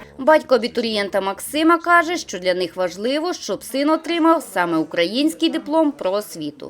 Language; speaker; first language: Ukrainian; native; Ukrainian